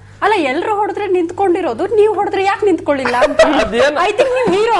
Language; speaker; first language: Kannada; native; Kannada